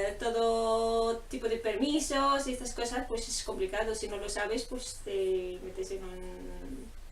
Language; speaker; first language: Spanish; non-native, fluent; Arabic